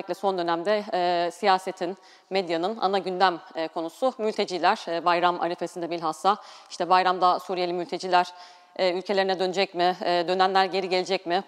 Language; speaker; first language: Turkish; native; Turkish